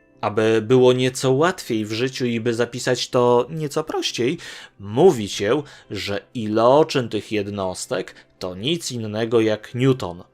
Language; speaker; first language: Polish; native; Polish